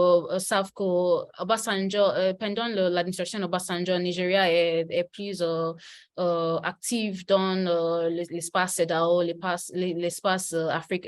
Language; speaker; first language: French; non-native, learner; Yoruba